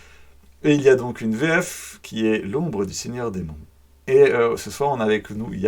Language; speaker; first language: French; native; French